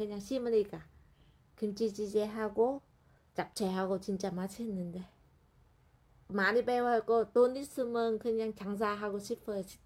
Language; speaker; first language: Korean; non-native, learner; Vietnamese